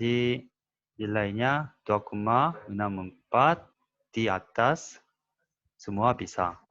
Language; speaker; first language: Indonesian; non-native, learner; Korean